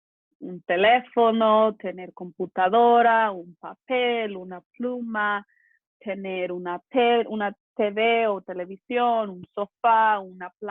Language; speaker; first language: Spanish; early bilingual, other home language; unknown